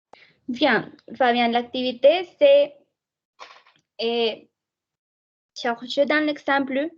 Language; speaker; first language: French; non-native, fluent; Spanish